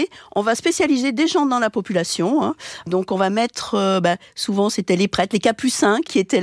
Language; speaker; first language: French; native; French